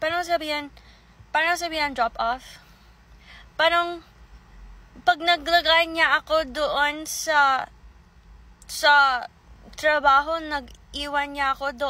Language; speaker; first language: Filipino; early bilingual, heritage; English